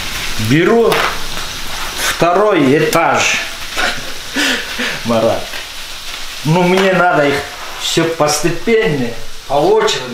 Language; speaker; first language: Russian; non-native, fluent; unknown